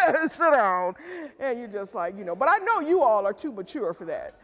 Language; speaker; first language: English; native; English